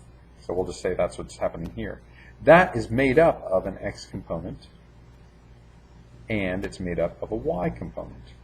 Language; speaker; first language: English; native; English